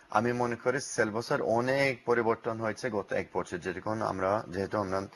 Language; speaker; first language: Bangla; non-native, learner; English